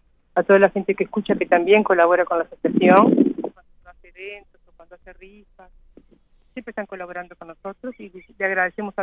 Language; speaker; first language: Spanish; native; Spanish